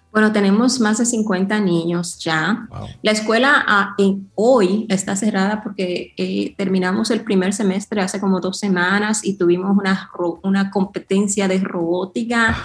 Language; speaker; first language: Spanish; early bilingual, heritage; Spanish